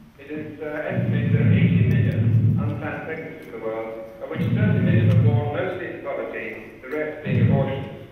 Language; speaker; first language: English; native; English